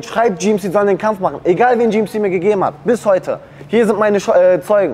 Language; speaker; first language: German; non-native, learner; Russian